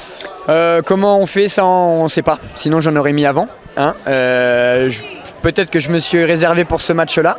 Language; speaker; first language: French; native; French